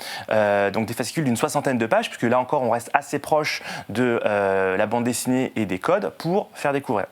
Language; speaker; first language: French; native; French